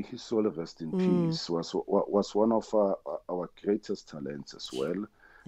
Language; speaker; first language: English; non-native, local second language; Tswana